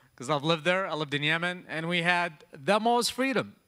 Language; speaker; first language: English; early bilingual, other home language; Arabic